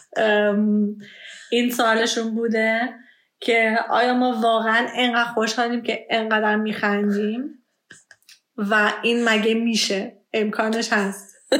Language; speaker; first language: Persian; early bilingual, heritage; Persian